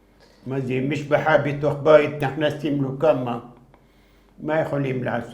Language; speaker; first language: Hebrew; non-native, fluent; Arabic